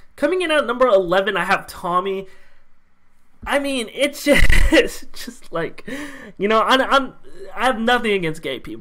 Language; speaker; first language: English; native; English